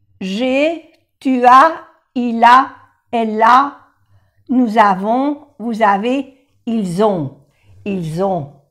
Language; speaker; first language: French; non-native, fluent; Spanish